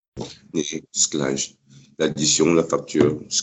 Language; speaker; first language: German; non-native, fluent; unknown